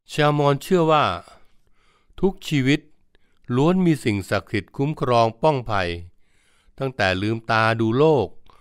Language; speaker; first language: Thai; native; Thai